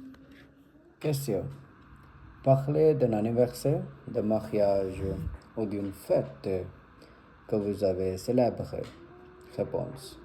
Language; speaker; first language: French; non-native, learner; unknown